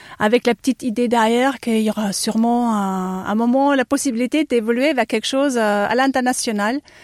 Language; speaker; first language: French; non-native, fluent; German